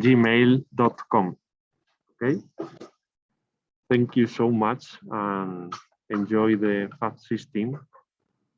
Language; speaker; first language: English; non-native, learner; Spanish